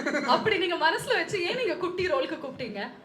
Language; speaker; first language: Tamil; native; Tamil